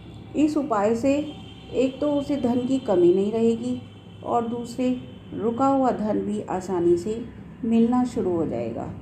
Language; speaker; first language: Hindi; native; Hindi